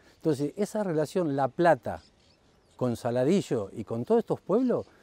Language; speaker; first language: Spanish; native; Spanish